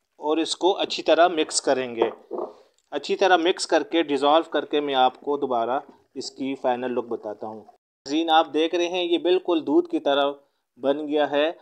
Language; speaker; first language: Urdu; native; Urdu